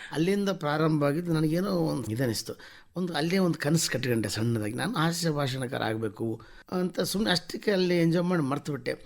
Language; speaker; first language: Kannada; native; Kannada